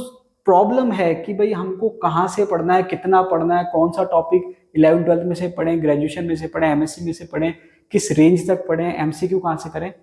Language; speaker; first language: Hindi; native; Hindi